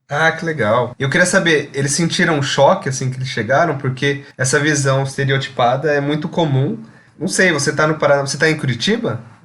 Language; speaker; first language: Portuguese; native; Portuguese